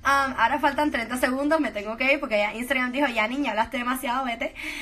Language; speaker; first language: Spanish; early bilingual, heritage; Spanish